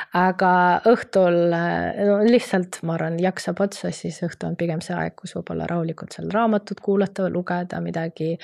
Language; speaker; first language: Estonian; non-native, local second language; Russian